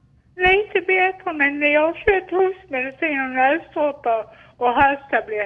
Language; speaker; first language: Swedish; non-native, learner; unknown